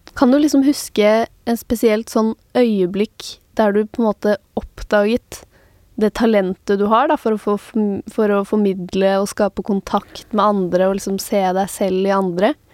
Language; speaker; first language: Norwegian; native; Norwegian